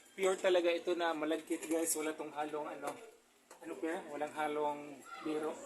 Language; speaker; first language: Filipino; non-native, local second language; Cebuano